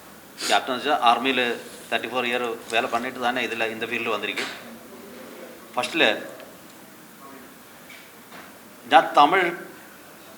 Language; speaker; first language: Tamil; non-native, learner; Malayalam